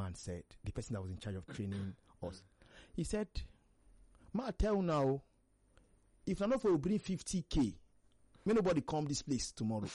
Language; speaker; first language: English; non-native, local second language; Hausa